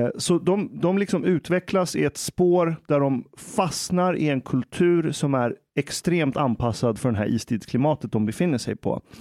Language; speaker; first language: Swedish; early bilingual, other home language; Persian